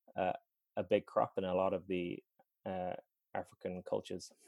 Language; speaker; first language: English; native; English